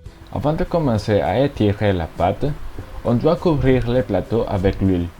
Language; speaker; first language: French; non-native, learner; Spanish